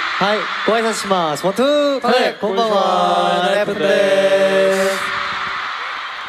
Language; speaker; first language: Japanese; non-native, learner; Korean